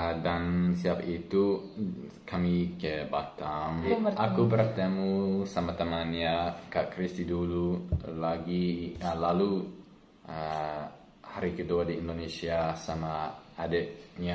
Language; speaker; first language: Indonesian; non-native, learner; English